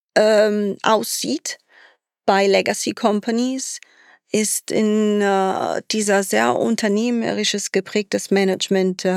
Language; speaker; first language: German; non-native, fluent; Italian